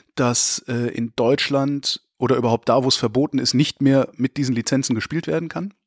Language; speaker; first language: German; native; German